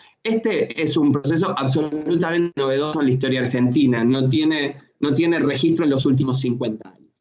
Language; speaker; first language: Spanish; native; Spanish